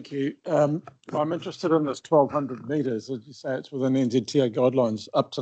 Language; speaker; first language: English; native; English